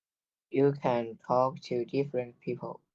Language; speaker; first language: English; non-native, learner; Chinese